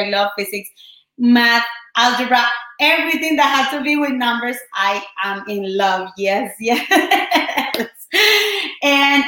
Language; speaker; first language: English; non-native, fluent; Spanish